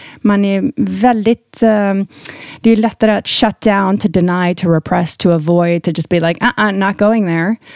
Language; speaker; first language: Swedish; early bilingual, heritage; Swedish